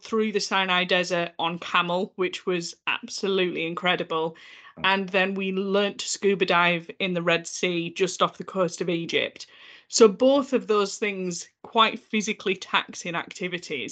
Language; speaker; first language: English; native; English